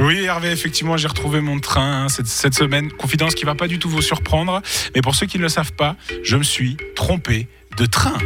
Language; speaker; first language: French; native; French